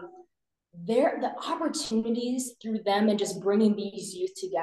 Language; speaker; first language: English; native; English